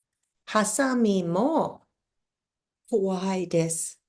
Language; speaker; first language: Japanese; non-native, fluent; English